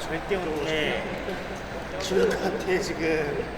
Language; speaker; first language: Korean; native; Korean